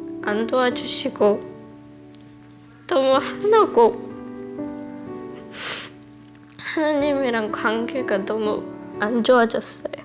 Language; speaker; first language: Korean; early bilingual, heritage; Korean